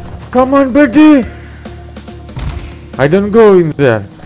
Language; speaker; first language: English; non-native, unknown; Greek